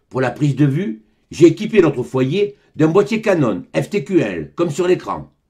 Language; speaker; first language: French; native; French